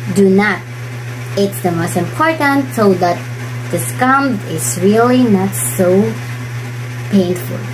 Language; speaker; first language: English; non-native, local second language; Cebuano